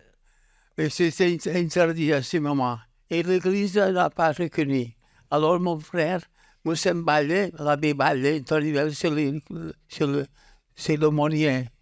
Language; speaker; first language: French; non-native, learner; Catalan